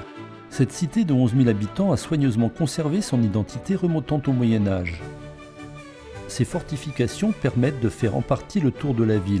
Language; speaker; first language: French; native; French